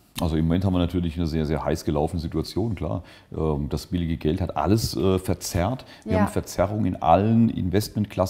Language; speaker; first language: German; native; German